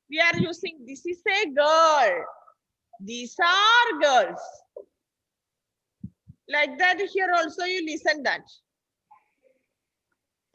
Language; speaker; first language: English; non-native, local second language; Malayalam